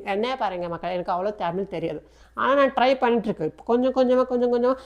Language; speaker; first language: Tamil; non-native, local second language; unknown